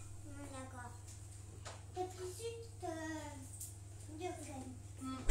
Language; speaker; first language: French; native; French